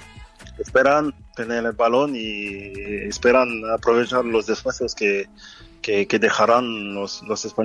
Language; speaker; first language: Spanish; non-native, fluent; French